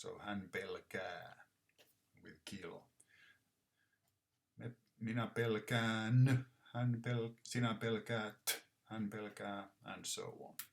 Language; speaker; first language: Finnish; non-native, fluent; English